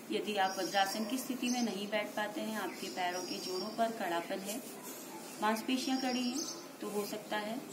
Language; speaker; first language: Hindi; native; Hindi